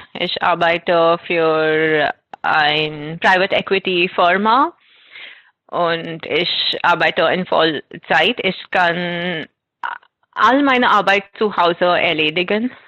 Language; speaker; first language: German; non-native, fluent; Marathi